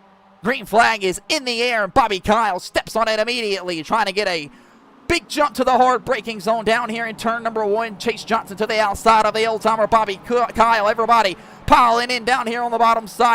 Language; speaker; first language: English; native; English